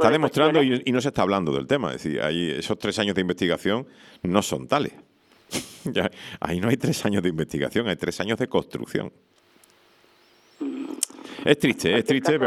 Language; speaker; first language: Spanish; native; Spanish